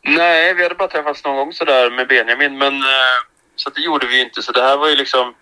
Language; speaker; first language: Swedish; native; Swedish